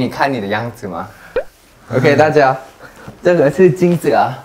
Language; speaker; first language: Chinese; non-native, learner; Thai